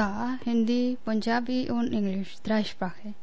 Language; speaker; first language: German; non-native, learner; Punjabi